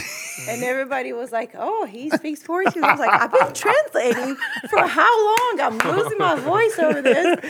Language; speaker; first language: English; early bilingual, other home language; Portuguese